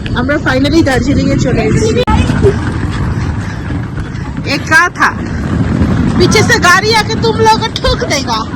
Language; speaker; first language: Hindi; non-native, learner; Bangla